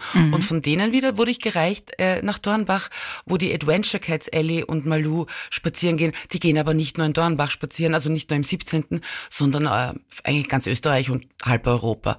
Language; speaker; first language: German; native; German